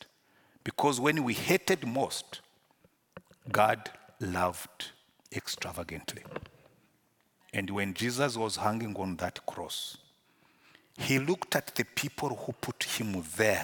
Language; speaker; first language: English; non-native, local second language; Kinyarwanda